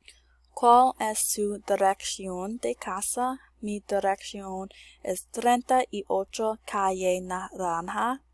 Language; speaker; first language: Spanish; non-native, learner; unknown